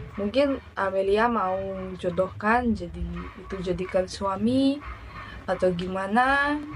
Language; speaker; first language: Indonesian; early bilingual, other home language; Russian